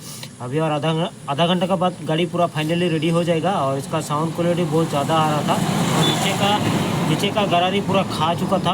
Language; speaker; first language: Hindi; non-native, local second language; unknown